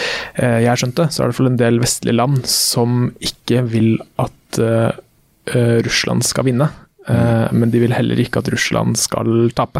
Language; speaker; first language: Norwegian; native; Norwegian